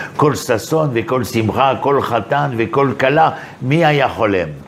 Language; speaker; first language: Hebrew; non-native, fluent; French